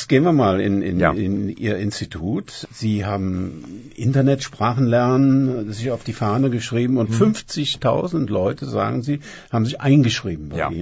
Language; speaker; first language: German; native; German